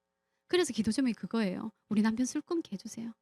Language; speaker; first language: Korean; native; Korean